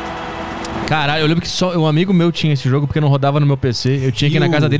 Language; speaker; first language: Portuguese; native; Portuguese